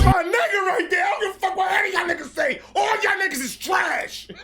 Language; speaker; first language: English; native; English